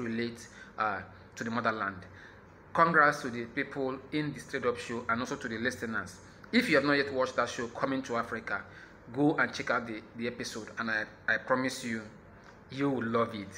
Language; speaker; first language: English; non-native, local second language; Igbo